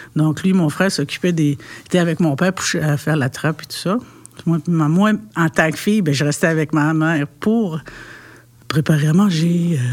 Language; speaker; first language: French; non-native, local second language; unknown